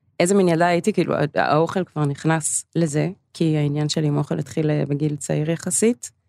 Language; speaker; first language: Hebrew; early bilingual, other home language; English